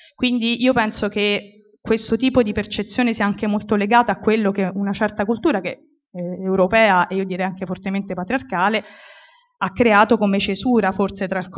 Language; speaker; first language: Italian; native; Italian